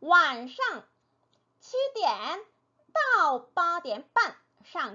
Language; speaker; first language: Chinese; non-native, fluent; Korean